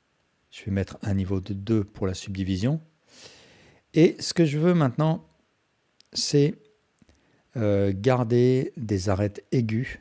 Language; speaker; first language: French; native; French